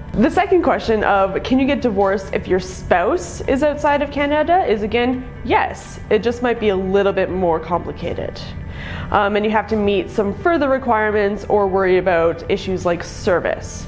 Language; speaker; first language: English; native; English